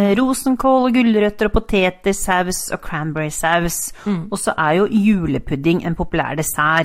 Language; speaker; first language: Norwegian; native; Norwegian